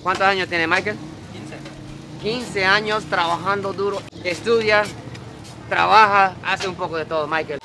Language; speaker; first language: Spanish; non-native, fluent; Japanese